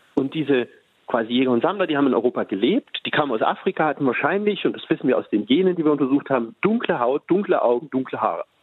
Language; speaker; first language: German; native; German